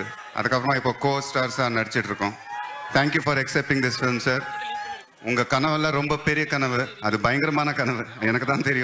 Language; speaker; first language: Tamil; non-native, local second language; Telugu